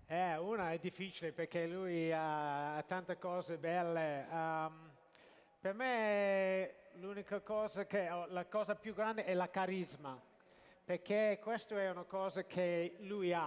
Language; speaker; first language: Italian; non-native, fluent; Japanese